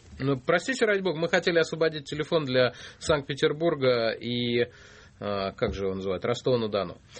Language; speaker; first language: Russian; native; Russian